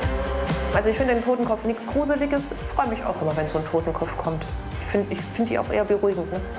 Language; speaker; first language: German; native; German